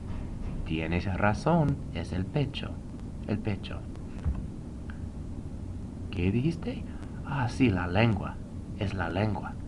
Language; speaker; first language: Spanish; non-native, fluent; English